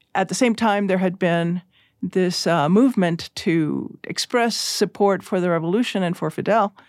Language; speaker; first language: English; early bilingual, other home language; Spanish